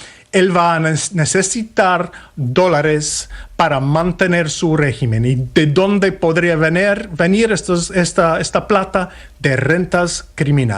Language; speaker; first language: Spanish; non-native, fluent; English